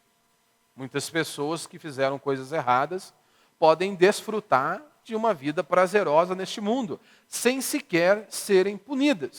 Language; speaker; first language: Portuguese; native; Portuguese